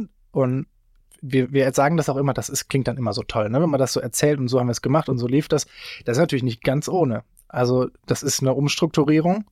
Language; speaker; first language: German; native; German